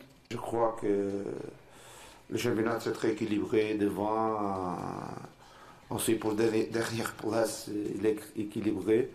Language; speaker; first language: French; non-native, learner; Portuguese